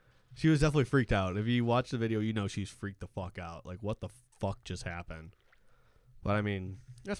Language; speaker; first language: English; native; English